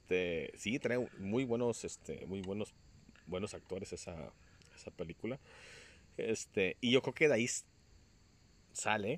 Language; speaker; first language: Spanish; native; Spanish